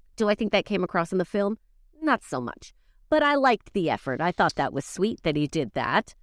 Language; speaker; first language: English; native; English